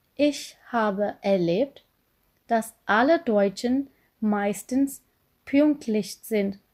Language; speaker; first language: German; non-native, fluent; Gujarati